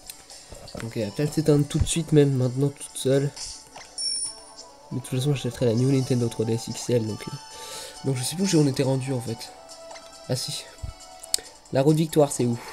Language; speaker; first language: French; native; French